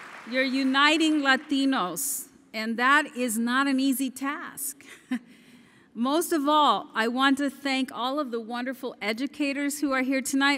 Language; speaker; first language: English; early bilingual, other home language; Spanish